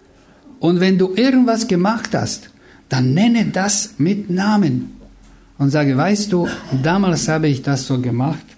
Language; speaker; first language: German; non-native, fluent; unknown